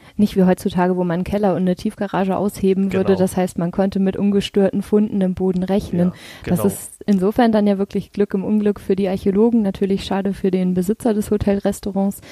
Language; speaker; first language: German; native; German